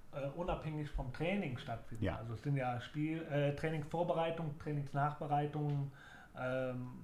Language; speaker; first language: German; native; German